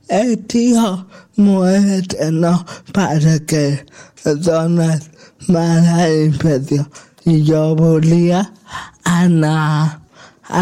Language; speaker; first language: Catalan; non-native, local second language; Spanish